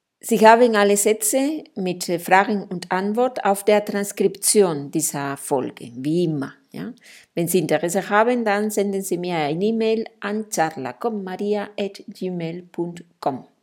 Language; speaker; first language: German; non-native, fluent; Spanish